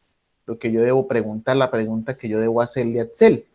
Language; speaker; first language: Spanish; native; Spanish